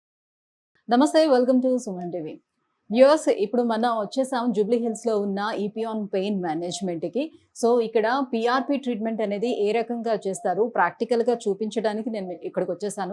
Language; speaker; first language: Telugu; native; Telugu